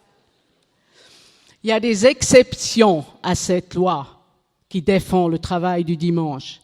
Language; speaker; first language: French; non-native, local second language; German